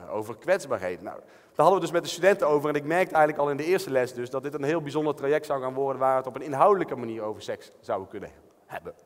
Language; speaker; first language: Dutch; native; Dutch